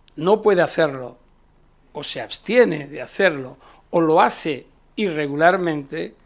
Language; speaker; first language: Spanish; native; Spanish